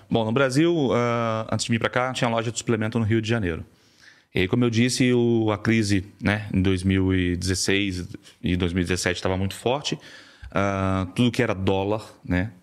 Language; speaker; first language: Portuguese; native; Portuguese